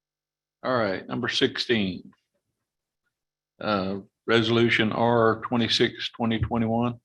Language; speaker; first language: English; native; English